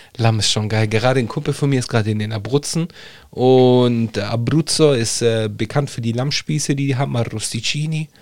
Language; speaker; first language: German; early bilingual, other home language; Italian